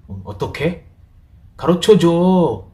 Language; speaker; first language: Korean; non-native, fluent; Filipino